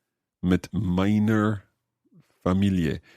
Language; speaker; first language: German; non-native, learner; English